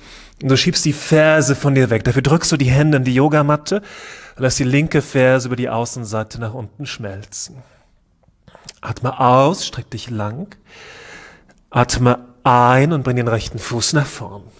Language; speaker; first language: German; native; German